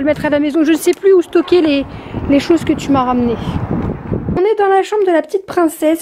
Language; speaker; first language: French; native; French